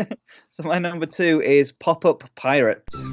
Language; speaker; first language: English; native; English